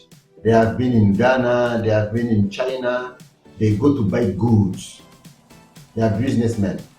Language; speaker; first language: English; non-native, fluent; French